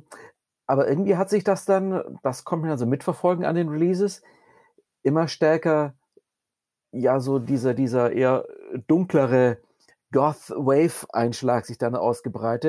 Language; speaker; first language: German; native; German